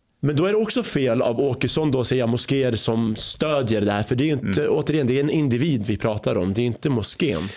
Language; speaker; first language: Swedish; early bilingual, other home language; Arabic